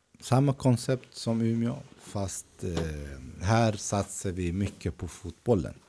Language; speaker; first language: Swedish; early bilingual, other home language; Arabic